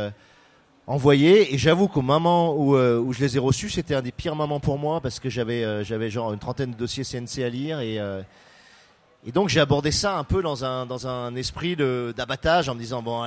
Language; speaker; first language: French; native; French